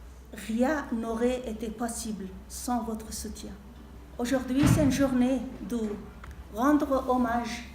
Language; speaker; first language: French; non-native, fluent; Persian